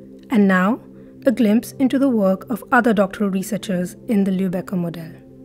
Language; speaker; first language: English; non-native, local second language; Marathi